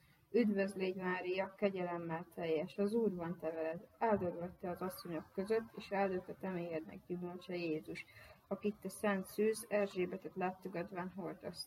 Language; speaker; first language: Hungarian; native; Hungarian